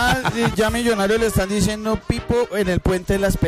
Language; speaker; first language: Spanish; native; Spanish